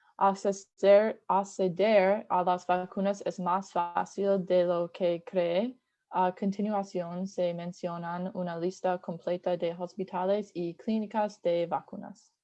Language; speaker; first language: Spanish; non-native, learner; English